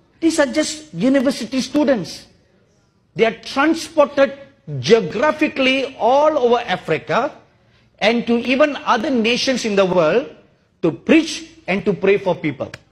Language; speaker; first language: English; non-native, local second language; Tamil